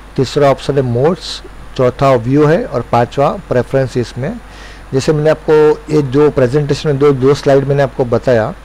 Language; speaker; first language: Hindi; non-native, local second language; Gujarati